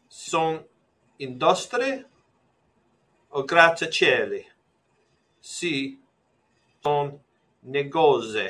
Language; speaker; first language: Italian; non-native, learner; English